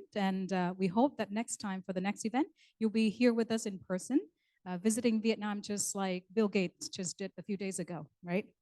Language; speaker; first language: English; non-native, local second language; Vietnamese